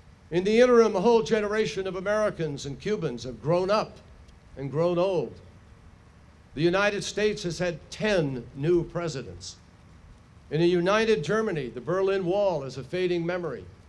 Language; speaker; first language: English; native; English